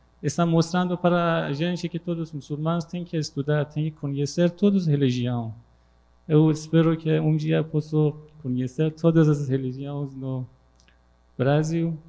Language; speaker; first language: Portuguese; non-native, learner; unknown